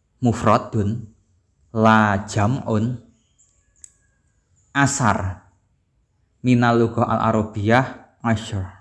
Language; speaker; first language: Arabic; non-native, learner; Javanese